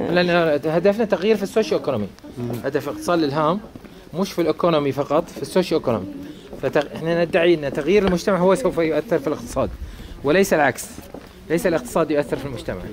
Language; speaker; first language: Arabic; native; Arabic